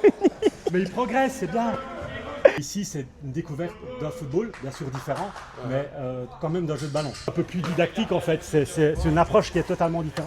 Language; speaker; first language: French; native; French